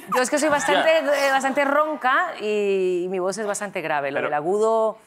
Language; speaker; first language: Spanish; native; Spanish